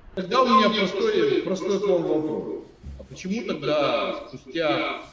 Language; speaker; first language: Russian; native; Russian